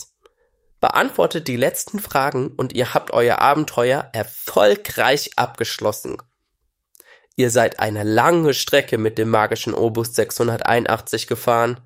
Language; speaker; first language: German; native; German